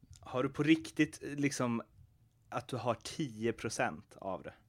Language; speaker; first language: Swedish; native; Swedish